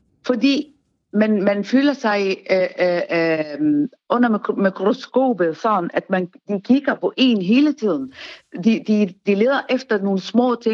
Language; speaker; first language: Danish; non-native, learner; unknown